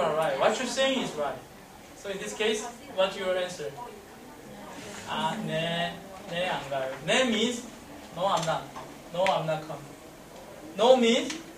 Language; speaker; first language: English; non-native, fluent; Korean